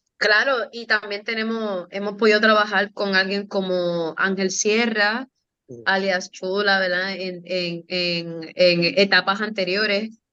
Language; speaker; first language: Spanish; native; Spanish